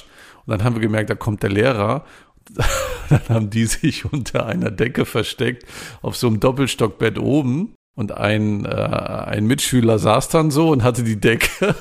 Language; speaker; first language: German; native; German